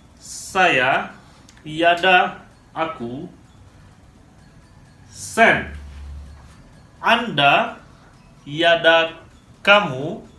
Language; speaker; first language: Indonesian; non-native, learner; Turkish